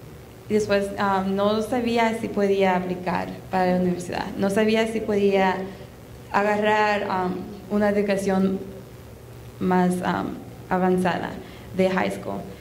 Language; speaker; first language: Spanish; early bilingual, heritage; Spanish